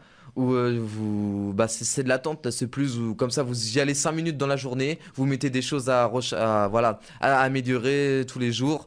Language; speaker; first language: French; native; French